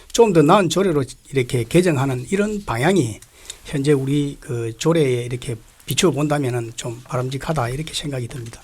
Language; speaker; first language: Korean; native; Korean